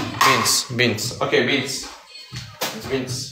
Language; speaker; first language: English; non-native, learner; Russian